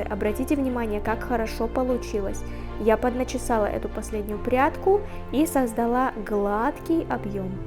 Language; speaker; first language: Russian; native; Russian